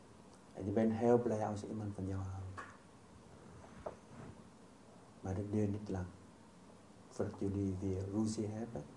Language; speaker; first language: Dutch; non-native, fluent; Vietnamese